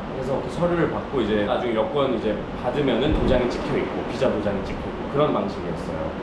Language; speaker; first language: Korean; early bilingual, other home language; Urdu